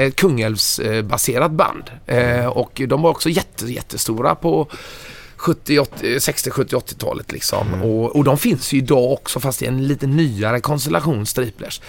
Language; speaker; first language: Swedish; native; Swedish